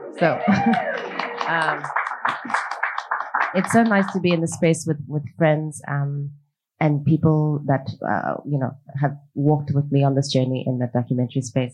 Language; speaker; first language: English; non-native, local second language; Xhosa